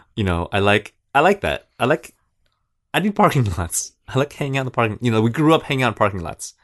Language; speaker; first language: English; native; English